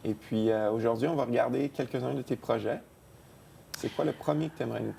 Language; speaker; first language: French; native; French